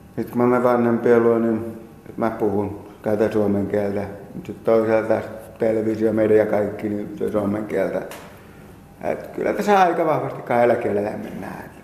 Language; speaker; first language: Finnish; native; Finnish